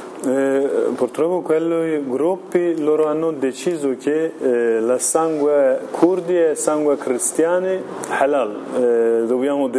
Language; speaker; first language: Italian; non-native, learner; Kurdish